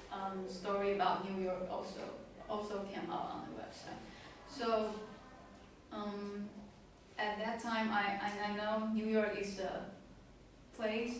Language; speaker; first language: English; non-native, learner; Chinese